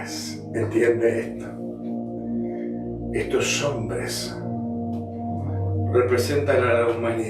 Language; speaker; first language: Spanish; native; Spanish